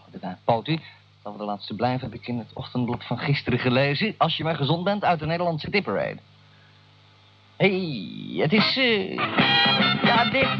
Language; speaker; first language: Dutch; native; Dutch